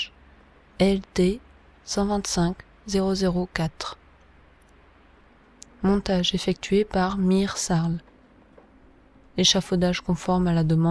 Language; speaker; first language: French; native; French